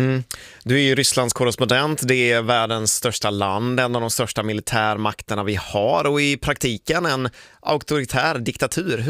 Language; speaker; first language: Swedish; native; Swedish